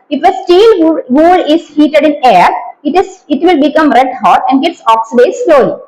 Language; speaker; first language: English; non-native, local second language; Malayalam